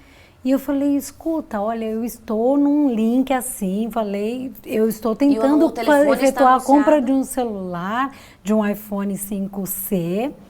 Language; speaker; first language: Portuguese; native; Portuguese